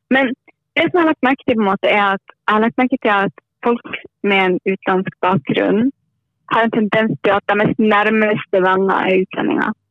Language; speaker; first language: Norwegian; native; Norwegian